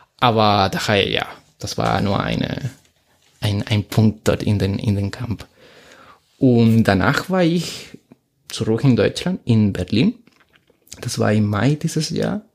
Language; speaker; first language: German; non-native, fluent; Spanish